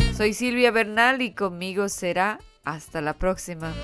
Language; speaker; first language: Spanish; native; Spanish